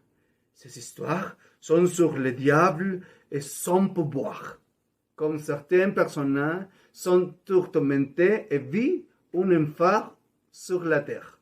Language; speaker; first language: French; non-native, learner; Spanish